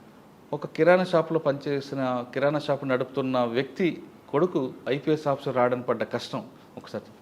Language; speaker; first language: Telugu; native; Telugu